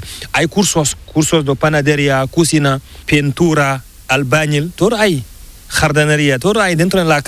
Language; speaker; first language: Spanish; non-native, learner; Fula